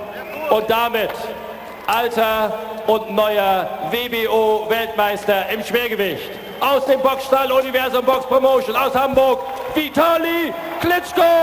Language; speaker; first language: German; native; German